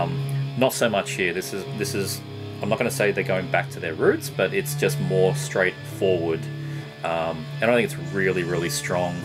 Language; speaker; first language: English; native; English